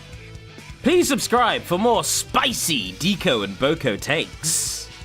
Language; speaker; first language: English; native; English